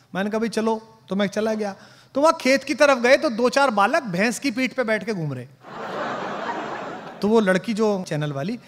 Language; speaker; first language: Hindi; native; Hindi